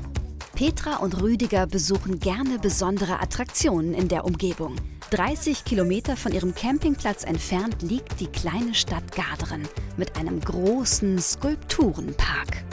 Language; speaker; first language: German; native; German